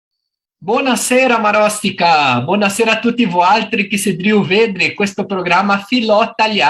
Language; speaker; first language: Italian; early bilingual, heritage; Portuguese